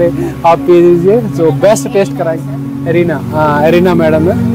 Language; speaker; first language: Hindi; non-native, local second language; Telugu